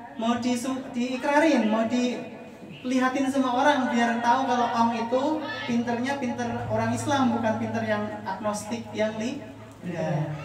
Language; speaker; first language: Indonesian; non-native, fluent; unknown